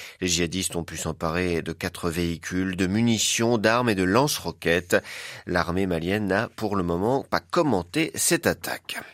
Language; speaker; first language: French; native; French